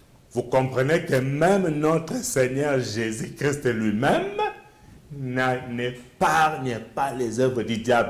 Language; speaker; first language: French; non-native, local second language; Lingala